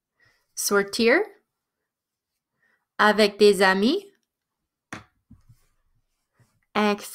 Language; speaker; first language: French; non-native, fluent; English